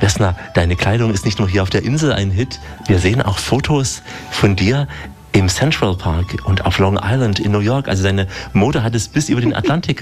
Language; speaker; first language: German; native; German